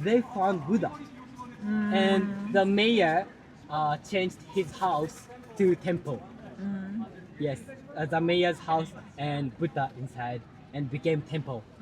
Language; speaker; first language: English; non-native, learner; Japanese